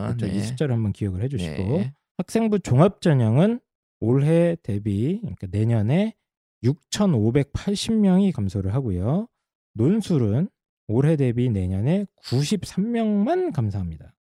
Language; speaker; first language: Korean; native; Korean